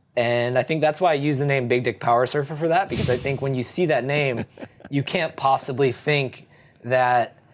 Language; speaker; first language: English; native; English